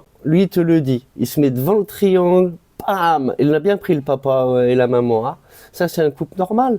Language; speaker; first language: French; native; French